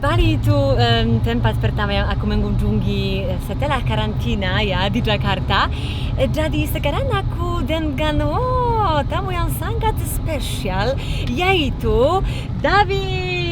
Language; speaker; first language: Indonesian; non-native, fluent; Polish